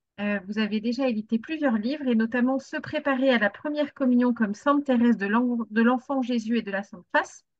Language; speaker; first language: French; native; French